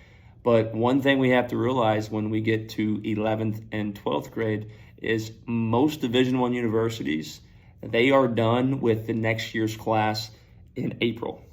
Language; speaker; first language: English; native; English